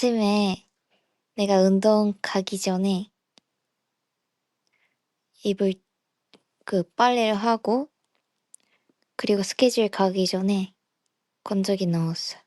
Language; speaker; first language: Korean; non-native, fluent; Japanese